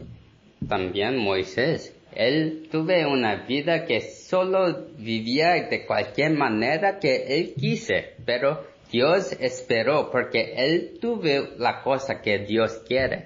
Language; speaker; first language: Spanish; non-native, learner; Korean